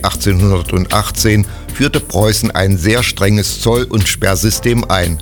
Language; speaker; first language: German; native; German